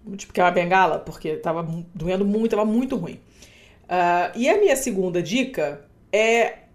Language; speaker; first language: Portuguese; native; Portuguese